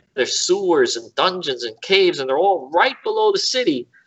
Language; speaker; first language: English; native; English